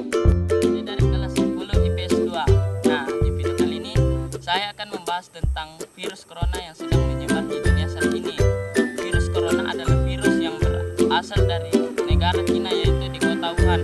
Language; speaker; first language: Indonesian; native; Indonesian